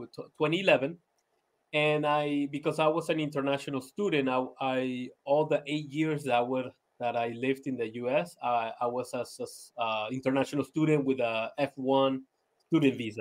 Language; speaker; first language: English; non-native, fluent; Spanish